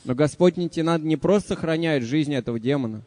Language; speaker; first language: Russian; native; Russian